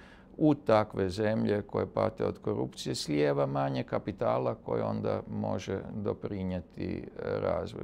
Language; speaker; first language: Serbian; native; Serbian